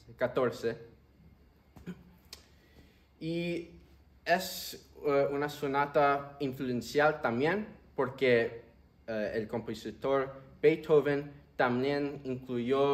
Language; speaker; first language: Spanish; early bilingual, heritage; Spanish